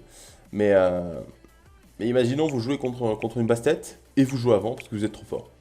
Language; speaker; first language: French; native; French